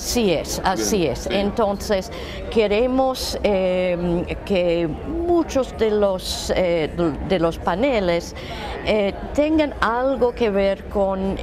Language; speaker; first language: Spanish; non-native, fluent; English